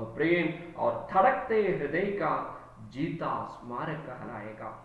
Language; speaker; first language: Hindi; non-native, local second language; Malayalam